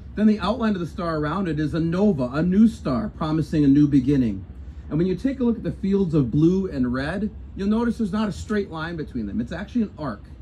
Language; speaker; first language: English; native; English